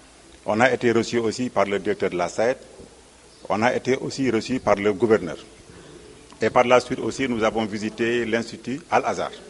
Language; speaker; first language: French; non-native, local second language; Wolof